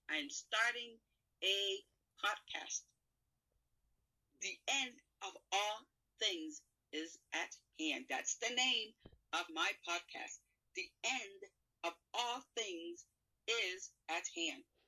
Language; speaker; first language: English; non-native, fluent; Spanish